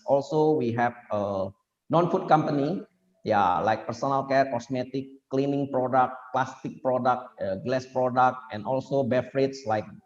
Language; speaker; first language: English; non-native, fluent; Indonesian